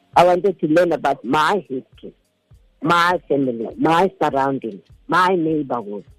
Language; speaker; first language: English; non-native, local second language; Xhosa